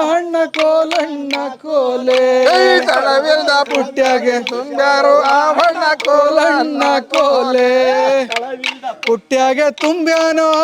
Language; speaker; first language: Kannada; non-native, local second language; Lambadi